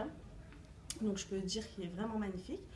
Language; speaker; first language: French; native; French